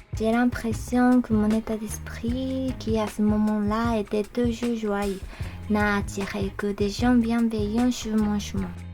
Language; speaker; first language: French; non-native, learner; Japanese